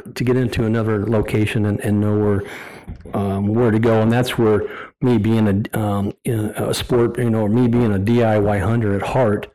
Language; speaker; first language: English; native; English